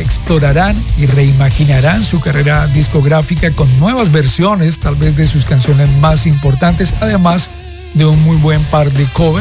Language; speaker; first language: Spanish; native; Spanish